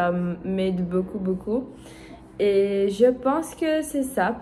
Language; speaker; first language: French; non-native, learner; Portuguese